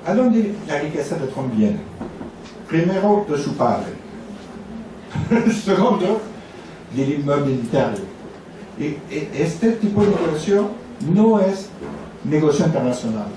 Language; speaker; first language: Spanish; non-native, learner; French